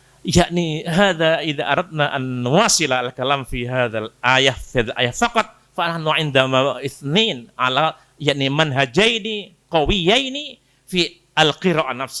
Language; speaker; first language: Arabic; non-native, fluent; Indonesian